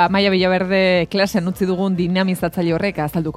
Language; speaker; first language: Basque; native; Basque